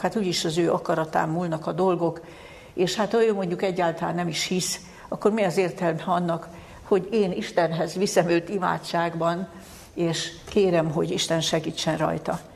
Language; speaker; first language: Hungarian; native; Hungarian